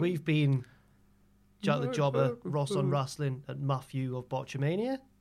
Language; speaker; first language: English; native; English